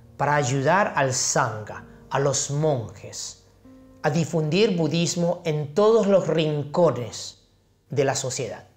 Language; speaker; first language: Spanish; non-native, fluent; Chinese